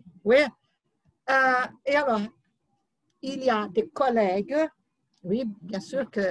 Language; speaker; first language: French; non-native, fluent; Portuguese